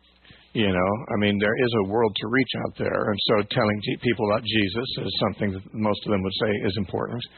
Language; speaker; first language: English; native; English